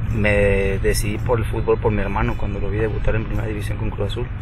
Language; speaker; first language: Spanish; native; Spanish